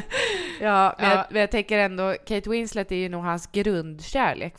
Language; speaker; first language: Swedish; native; Swedish